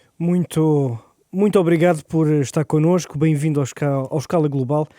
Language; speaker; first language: Portuguese; native; Portuguese